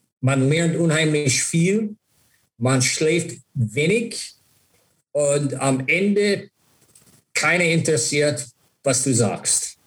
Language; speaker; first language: German; non-native, learner; English